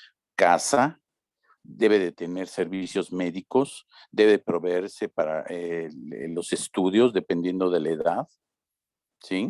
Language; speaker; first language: Spanish; native; Spanish